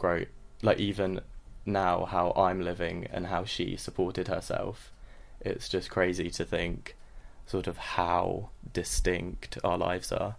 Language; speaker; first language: English; native; English